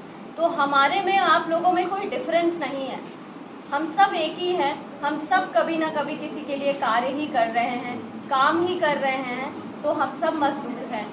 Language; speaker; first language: Hindi; native; Hindi